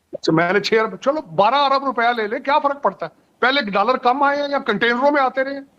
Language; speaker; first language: Urdu; non-native, local second language; Punjabi